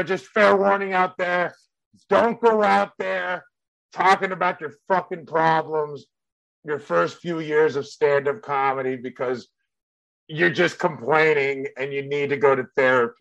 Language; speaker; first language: English; early bilingual, other home language; Spanish